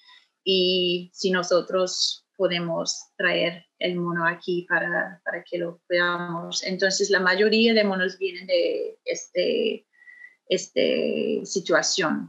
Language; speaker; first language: Spanish; non-native, fluent; English